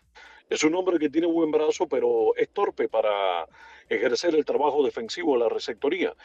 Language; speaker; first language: Spanish; native; Spanish